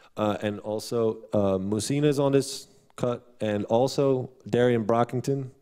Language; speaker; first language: English; non-native, fluent; Dutch